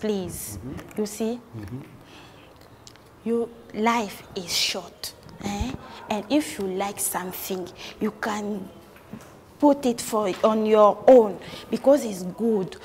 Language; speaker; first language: English; non-native, learner; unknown